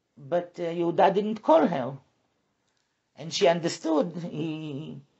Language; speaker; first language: English; non-native, fluent; Hebrew